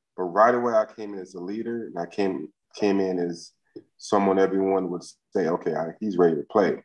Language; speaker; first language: English; native; English